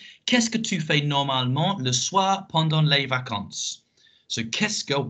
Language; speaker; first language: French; non-native, fluent; English